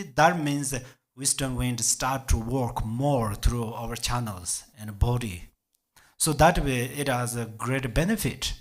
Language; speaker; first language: English; non-native, learner; Tibetan